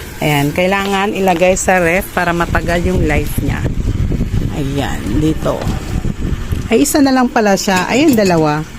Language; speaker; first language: Filipino; non-native, local second language; Cebuano